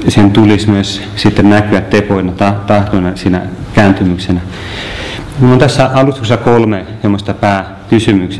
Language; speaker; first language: Finnish; native; Finnish